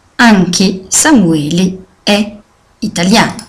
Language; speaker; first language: Italian; non-native, fluent; French